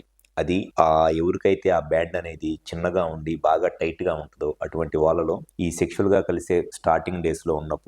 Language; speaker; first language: Telugu; native; Telugu